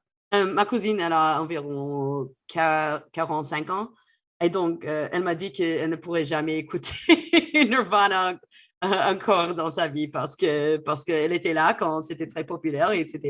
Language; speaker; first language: French; non-native, fluent; English